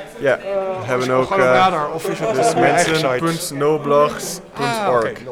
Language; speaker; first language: Dutch; non-native, learner; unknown